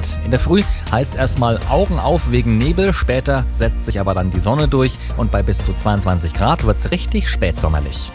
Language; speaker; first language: German; native; German